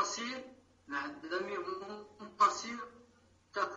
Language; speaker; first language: Arabic; non-native, learner; French